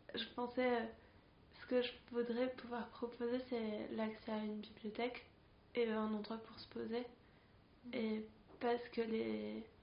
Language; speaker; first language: French; non-native, fluent; Spanish